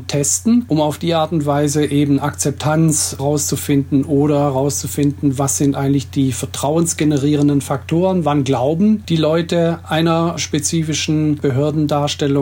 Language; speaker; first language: German; native; German